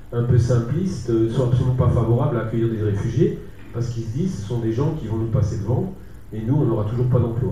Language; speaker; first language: French; native; French